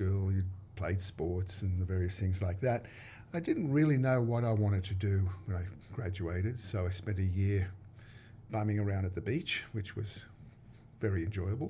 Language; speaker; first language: English; native; English